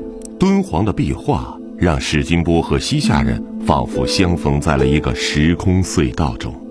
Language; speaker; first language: Chinese; native; Chinese